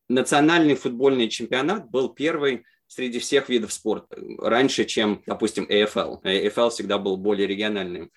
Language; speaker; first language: Russian; native; Russian